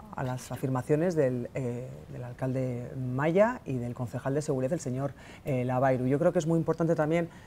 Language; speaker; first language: Spanish; native; Spanish